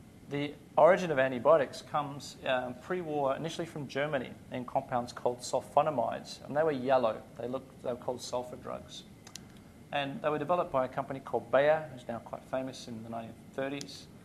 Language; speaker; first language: English; native; English